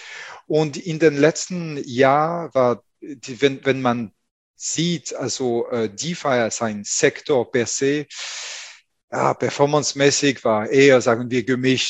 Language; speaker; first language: German; non-native, fluent; French